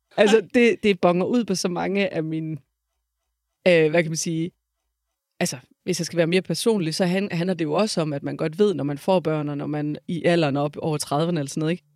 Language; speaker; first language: Danish; native; Danish